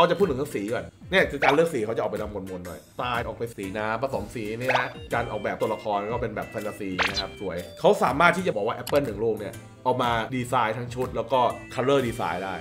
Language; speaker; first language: Thai; native; Thai